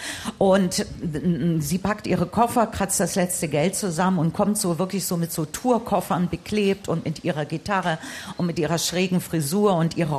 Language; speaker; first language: German; native; German